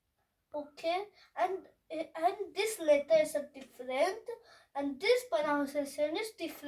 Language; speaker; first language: English; non-native, learner; Hindi